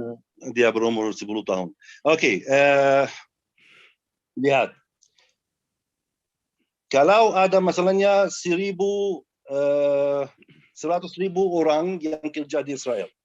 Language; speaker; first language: Indonesian; non-native, learner; Arabic